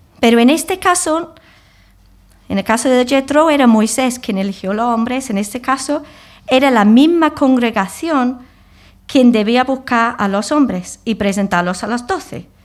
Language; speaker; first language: Spanish; non-native, fluent; English